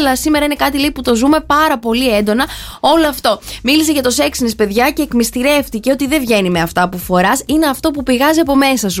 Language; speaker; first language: Greek; native; Greek